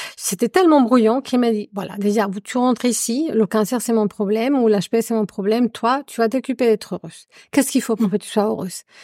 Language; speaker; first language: French; non-native, fluent; Spanish